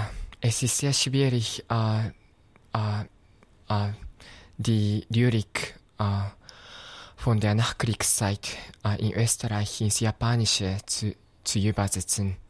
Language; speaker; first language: German; non-native, fluent; Japanese